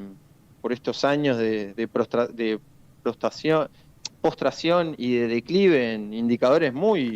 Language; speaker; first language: Spanish; native; Spanish